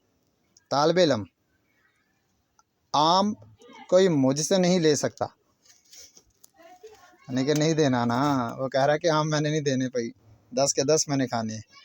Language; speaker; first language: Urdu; non-native, local second language; Punjabi